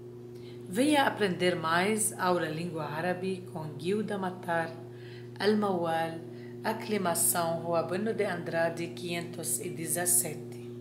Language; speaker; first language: Portuguese; non-native, fluent; Arabic